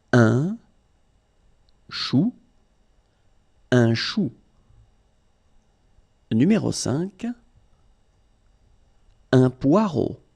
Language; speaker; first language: French; native; French